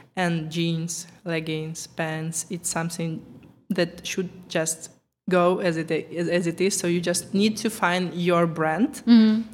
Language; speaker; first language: English; non-native, fluent; Ukrainian